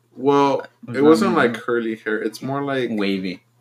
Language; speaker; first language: English; non-native, fluent; Spanish